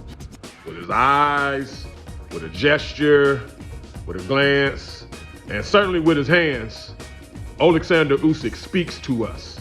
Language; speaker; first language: English; native; English